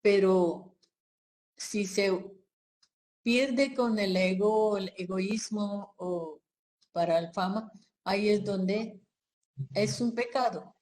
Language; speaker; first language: Spanish; non-native, fluent; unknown